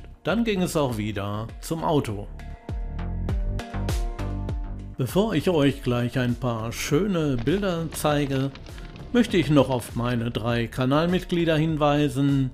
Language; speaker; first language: German; native; German